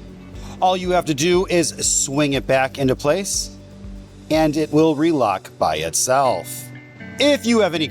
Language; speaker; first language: English; native; English